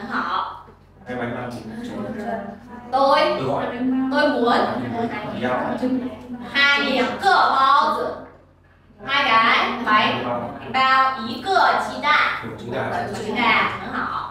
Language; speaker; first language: Chinese; non-native, fluent; Vietnamese